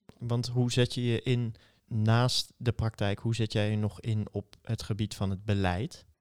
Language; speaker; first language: Dutch; native; Dutch